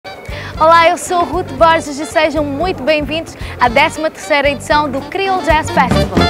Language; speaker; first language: Portuguese; non-native, local second language; Kabuverdianu